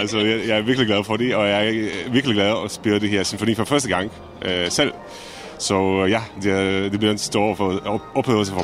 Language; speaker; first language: Danish; non-native, fluent; Czech